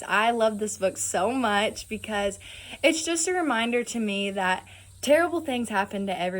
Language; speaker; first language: English; native; English